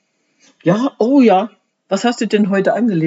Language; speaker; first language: German; native; German